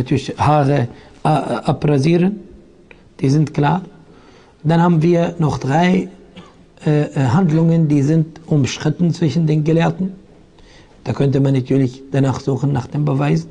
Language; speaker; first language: German; non-native, fluent; Arabic